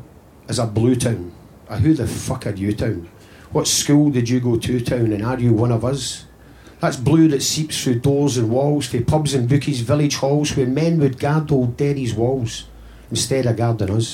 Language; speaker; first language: English; native; English